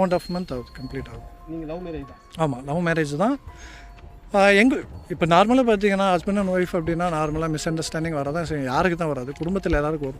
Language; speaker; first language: Tamil; native; Tamil